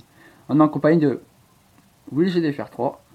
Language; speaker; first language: French; native; French